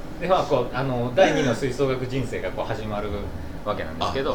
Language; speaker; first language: Japanese; native; Japanese